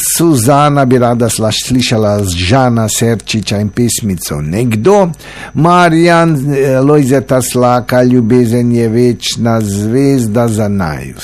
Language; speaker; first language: Slovenian; native; Slovenian